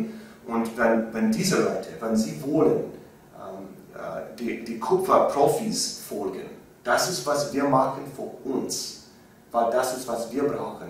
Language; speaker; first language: German; non-native, learner; English